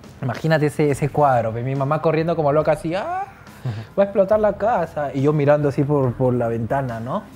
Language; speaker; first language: Spanish; native; Spanish